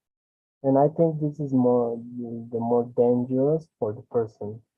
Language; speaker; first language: English; non-native, learner; Spanish